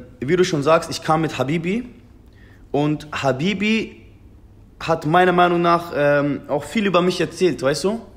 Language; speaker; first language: German; early bilingual, other home language; Persian